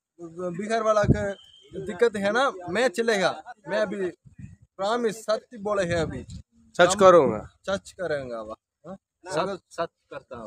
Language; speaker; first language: Hindi; non-native, learner; Tamil